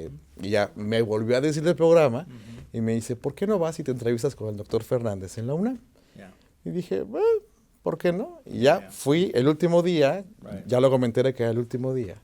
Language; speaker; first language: Spanish; native; Spanish